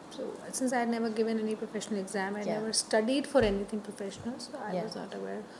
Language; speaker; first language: English; non-native, local second language; Hindi